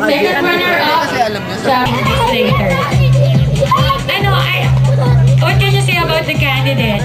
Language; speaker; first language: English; non-native, local second language; Filipino